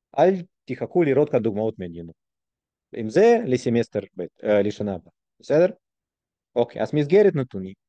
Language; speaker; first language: Hebrew; non-native, fluent; Russian